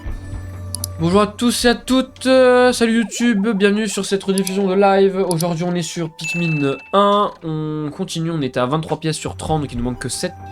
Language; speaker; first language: French; native; French